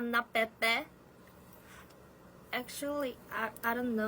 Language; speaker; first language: English; non-native, learner; Korean